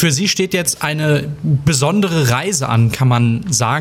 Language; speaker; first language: German; native; German